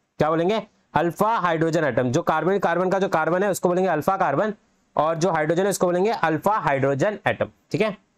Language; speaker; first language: Hindi; native; Hindi